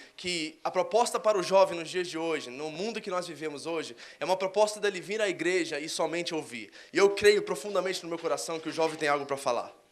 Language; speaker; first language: Portuguese; native; Portuguese